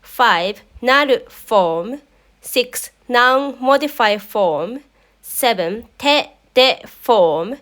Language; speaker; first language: English; non-native, fluent; Japanese